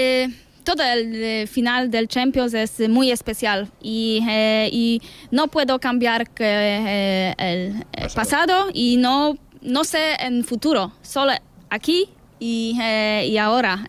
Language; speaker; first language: Spanish; non-native, learner; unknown